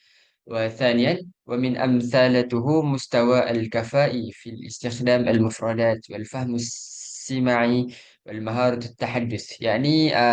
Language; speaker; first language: Arabic; non-native, learner; Malay